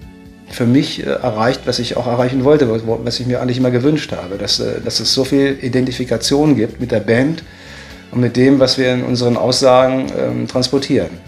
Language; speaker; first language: German; native; German